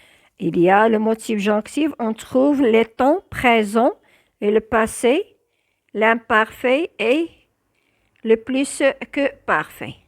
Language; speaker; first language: French; non-native, local second language; Arabic